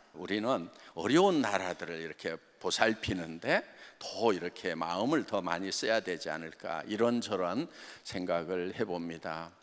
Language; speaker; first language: Korean; native; Korean